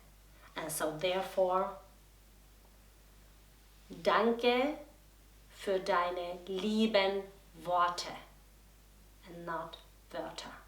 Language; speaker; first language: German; non-native, fluent; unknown